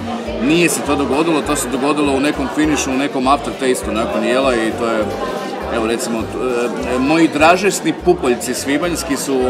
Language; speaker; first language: Croatian; native; Croatian